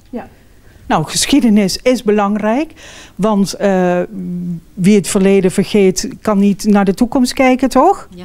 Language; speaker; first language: Dutch; native; Dutch